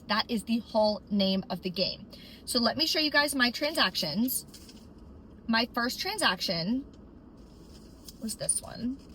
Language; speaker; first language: English; native; English